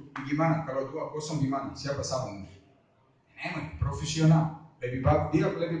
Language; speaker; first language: Indonesian; non-native, fluent; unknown